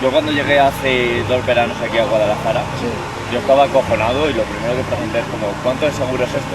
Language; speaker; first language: Spanish; native; Spanish